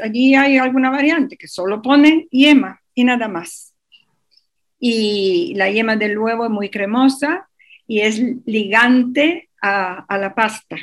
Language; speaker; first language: Spanish; non-native, fluent; Italian